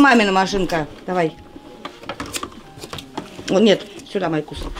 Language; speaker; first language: Russian; native; Russian